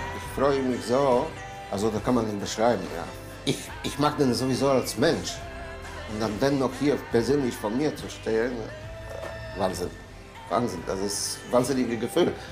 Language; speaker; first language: German; non-native, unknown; Polish